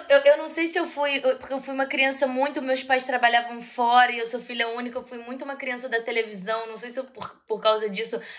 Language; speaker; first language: Portuguese; native; Portuguese